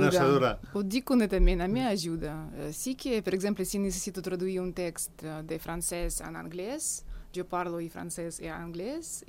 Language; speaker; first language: Catalan; non-native, fluent; Russian